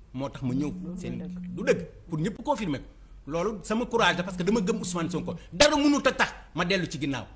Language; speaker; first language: Wolof; native; Wolof